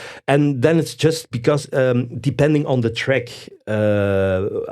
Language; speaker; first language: English; non-native, fluent; Dutch